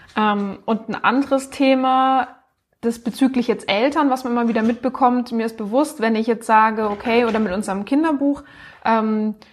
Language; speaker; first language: German; native; German